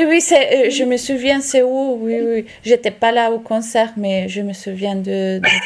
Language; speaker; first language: French; non-native, local second language; Italian